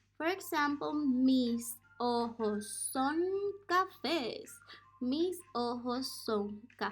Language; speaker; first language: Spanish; non-native, fluent; English